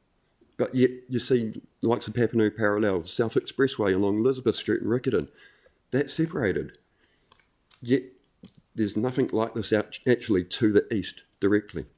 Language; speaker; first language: English; native; English